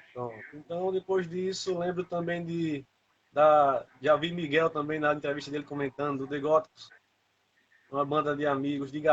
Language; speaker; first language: Portuguese; native; Portuguese